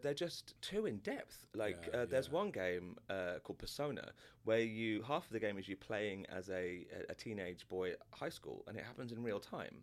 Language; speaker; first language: English; native; English